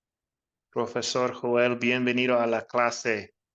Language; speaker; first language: Spanish; non-native, fluent; English